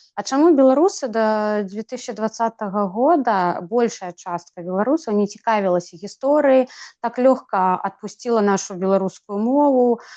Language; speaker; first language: Belarusian; non-native, local second language; Russian